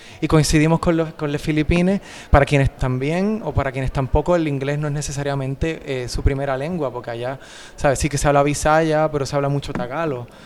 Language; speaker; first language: Spanish; native; Spanish